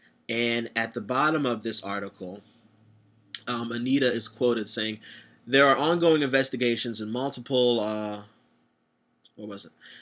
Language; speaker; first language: English; native; English